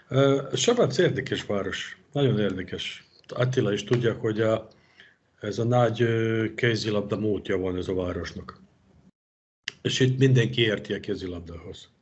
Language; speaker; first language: Hungarian; non-native, fluent; Serbian